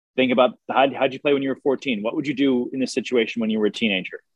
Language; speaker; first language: English; native; English